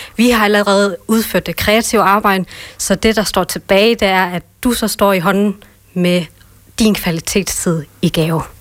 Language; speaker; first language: Danish; early bilingual, other home language; Vietnamese